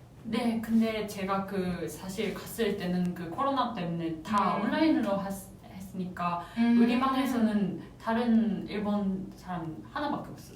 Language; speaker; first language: Korean; non-native, fluent; Japanese